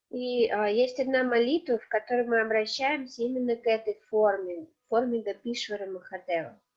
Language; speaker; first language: Russian; native; Russian